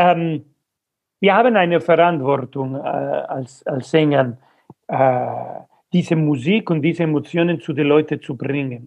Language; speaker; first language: German; non-native, fluent; Spanish